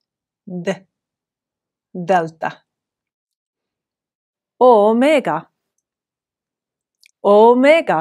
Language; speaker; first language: Greek; non-native, fluent; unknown